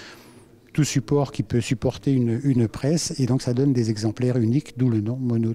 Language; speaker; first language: French; native; French